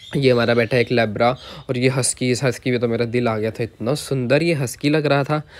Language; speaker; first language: Hindi; native; Hindi